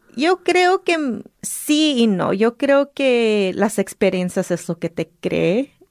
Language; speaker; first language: Spanish; early bilingual, heritage; Spanish